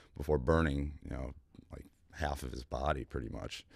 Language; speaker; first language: English; native; English